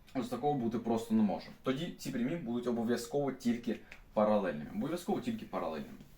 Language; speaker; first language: Ukrainian; non-native, local second language; Russian